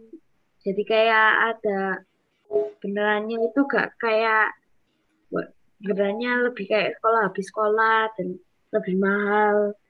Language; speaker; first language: Indonesian; non-native, local second language; English